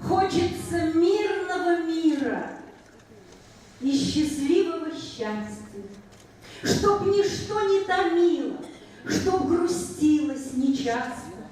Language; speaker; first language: Russian; native; Russian